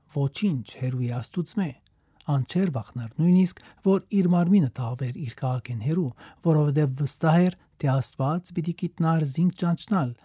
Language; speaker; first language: Armenian; early bilingual, heritage; Armenian